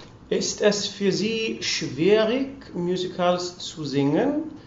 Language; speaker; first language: German; non-native, learner; Icelandic